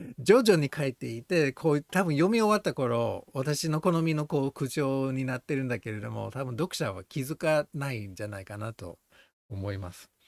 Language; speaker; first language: Japanese; non-native, fluent; English